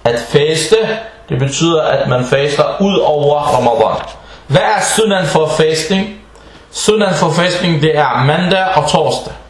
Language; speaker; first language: Danish; early bilingual, other home language; Arabic